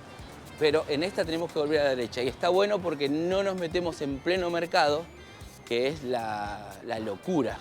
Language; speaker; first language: Spanish; native; Spanish